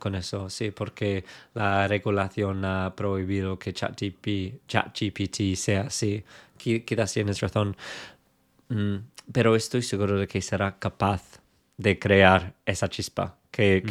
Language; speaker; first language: Spanish; non-native, fluent; English